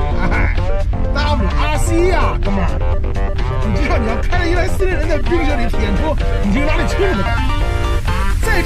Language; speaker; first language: Chinese; native; Chinese